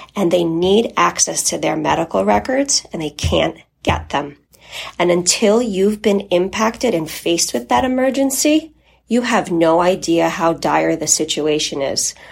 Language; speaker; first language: English; early bilingual, other home language; Polish